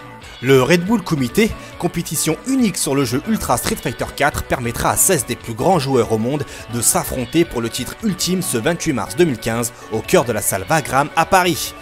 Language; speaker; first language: French; native; French